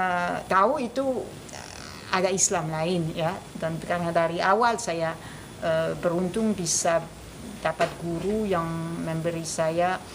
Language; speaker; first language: Indonesian; non-native, fluent; French